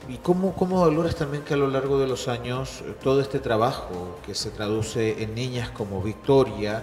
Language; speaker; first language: Spanish; native; Spanish